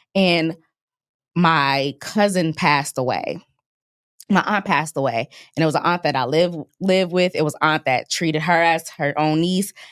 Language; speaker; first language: English; native; English